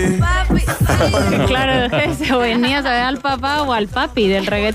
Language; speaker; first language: Spanish; native; Spanish